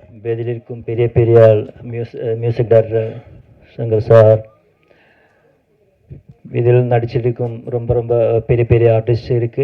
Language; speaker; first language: Tamil; non-native, learner; Malayalam